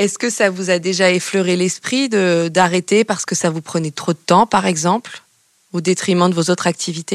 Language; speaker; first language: French; native; French